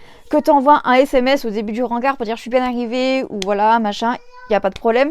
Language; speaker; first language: French; native; French